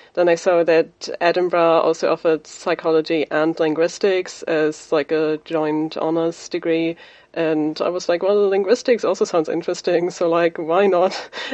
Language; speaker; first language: English; non-native, fluent; German